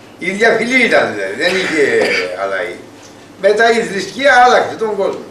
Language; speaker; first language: Turkish; early bilingual, heritage; Turkish